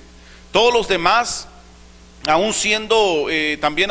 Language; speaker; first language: Spanish; native; Spanish